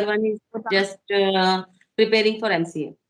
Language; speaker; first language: English; non-native, fluent; Hindi